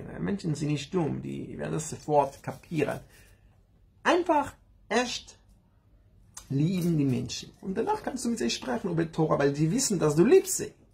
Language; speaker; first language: German; non-native, learner; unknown